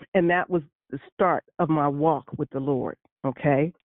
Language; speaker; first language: English; native; English